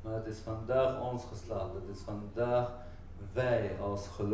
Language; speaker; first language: Dutch; non-native, fluent; Arabic